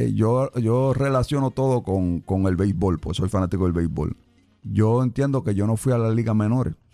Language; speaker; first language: Spanish; early bilingual, heritage; Spanish